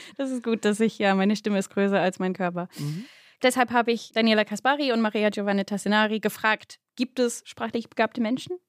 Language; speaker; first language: German; non-native, fluent; English